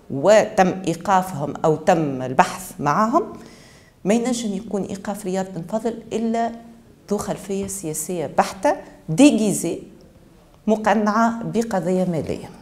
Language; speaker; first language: Arabic; native; Arabic